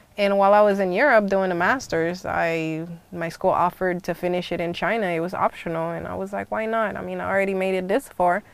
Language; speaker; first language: English; early bilingual, other home language; Haitian Creole